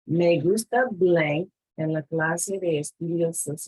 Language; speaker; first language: Spanish; non-native, fluent; English